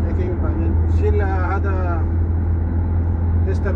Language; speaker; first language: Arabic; non-native, learner; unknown